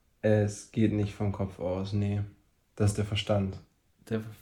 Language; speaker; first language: German; native; German